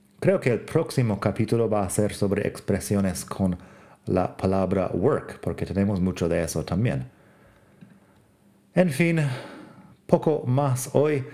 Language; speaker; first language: Spanish; non-native, fluent; English